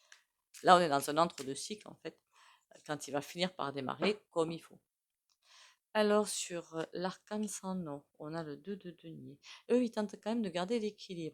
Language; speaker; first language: French; native; French